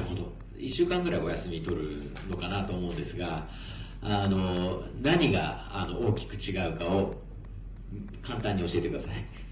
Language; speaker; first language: Japanese; native; Japanese